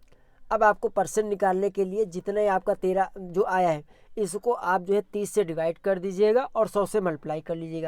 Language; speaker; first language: Hindi; native; Hindi